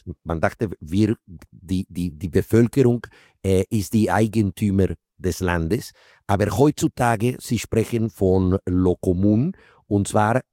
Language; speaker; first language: German; non-native, fluent; Spanish